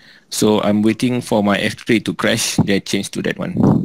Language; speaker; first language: English; non-native, local second language; Malay